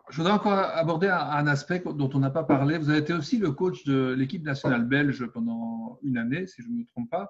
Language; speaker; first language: French; native; French